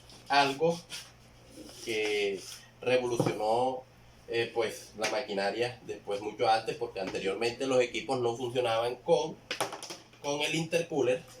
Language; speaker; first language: Spanish; native; Spanish